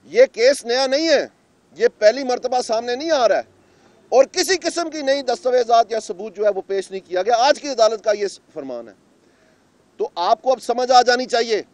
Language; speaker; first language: Urdu; non-native, local second language; Punjabi